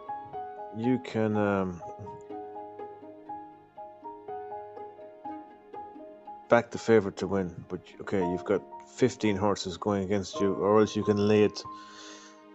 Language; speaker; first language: English; native; English